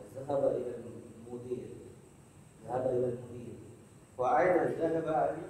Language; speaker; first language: Arabic; non-native, fluent; Indonesian